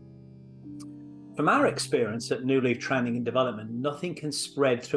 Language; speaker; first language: English; native; English